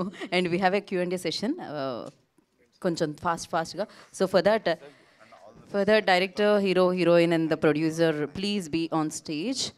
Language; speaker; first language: Telugu; native; Telugu